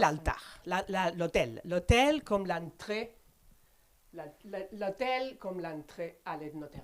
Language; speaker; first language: French; non-native, fluent; Spanish